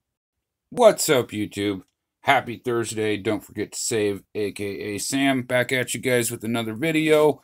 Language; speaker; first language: English; native; English